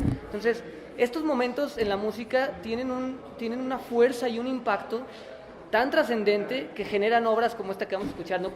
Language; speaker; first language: Spanish; native; Spanish